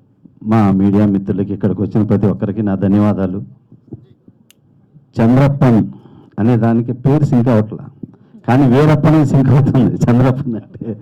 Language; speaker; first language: Telugu; native; Telugu